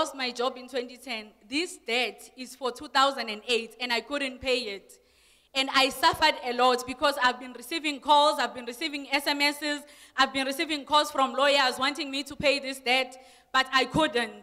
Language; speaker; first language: English; non-native, local second language; Zulu